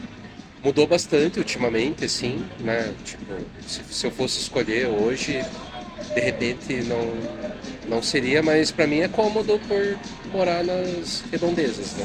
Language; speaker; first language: Portuguese; non-native, fluent; Arabic